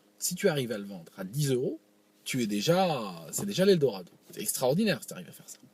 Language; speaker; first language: French; non-native, local second language; Arabic